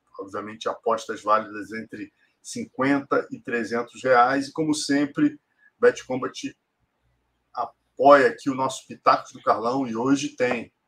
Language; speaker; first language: Portuguese; native; Portuguese